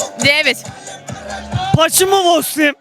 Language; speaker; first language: Russian; non-native, learner; Turkish